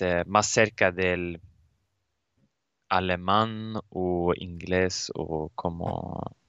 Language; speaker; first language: Spanish; non-native, learner; Swedish